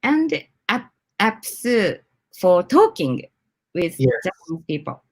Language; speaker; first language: English; non-native, learner; Japanese